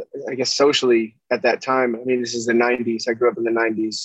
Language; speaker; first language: English; native; English